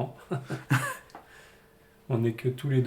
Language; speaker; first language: French; native; French